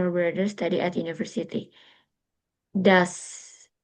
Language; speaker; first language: English; non-native, local second language; Indonesian